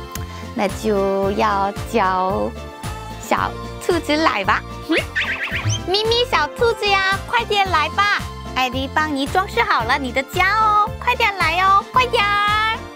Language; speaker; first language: Chinese; non-native, fluent; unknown